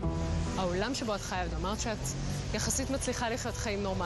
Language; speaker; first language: Hebrew; native; Hebrew